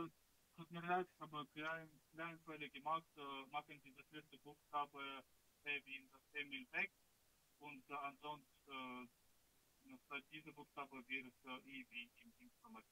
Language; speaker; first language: German; non-native, learner; Russian